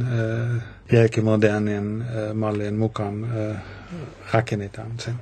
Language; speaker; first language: Finnish; non-native, fluent; German